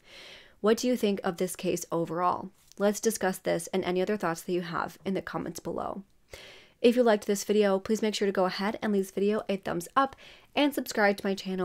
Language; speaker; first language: English; native; English